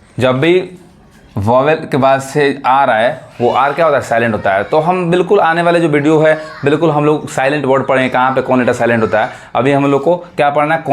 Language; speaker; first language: Hindi; native; Hindi